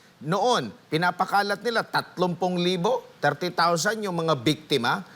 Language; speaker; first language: Filipino; native; Filipino